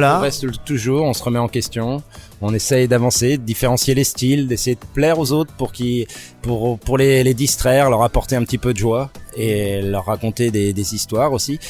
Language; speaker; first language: French; native; French